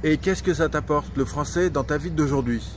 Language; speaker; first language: French; native; French